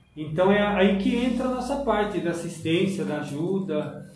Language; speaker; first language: Portuguese; native; Portuguese